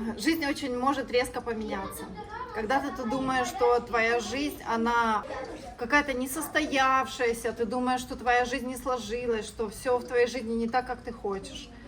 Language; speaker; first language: Russian; native; Russian